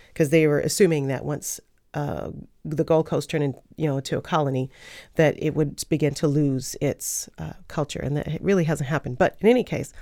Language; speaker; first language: English; native; English